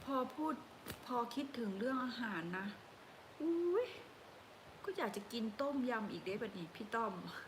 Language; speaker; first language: Thai; native; Thai